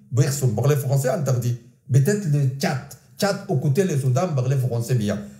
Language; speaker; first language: French; non-native, learner; Arabic